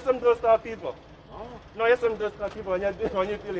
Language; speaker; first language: Czech; non-native, learner; English